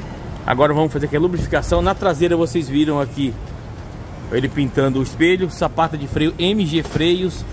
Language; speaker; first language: Portuguese; native; Portuguese